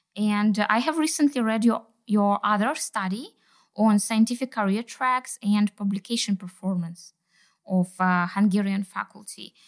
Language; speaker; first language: English; non-native, fluent; Kazakh